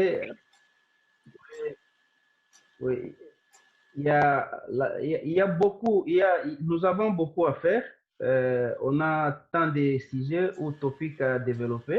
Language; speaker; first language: French; non-native, local second language; Swahili